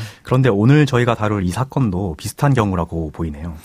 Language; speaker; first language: Korean; native; Korean